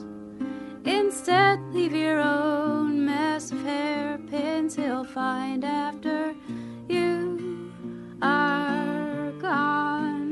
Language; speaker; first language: English; native; English